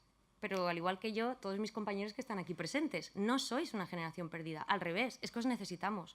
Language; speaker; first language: Spanish; native; Spanish